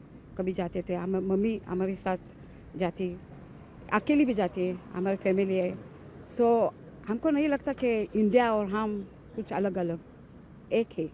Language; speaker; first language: Hindi; early bilingual, heritage; Hindi